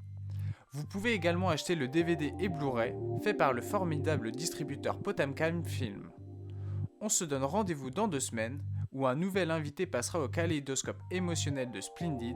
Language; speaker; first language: French; native; French